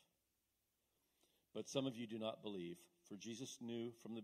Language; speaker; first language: English; native; English